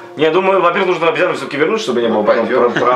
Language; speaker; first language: Russian; native; Russian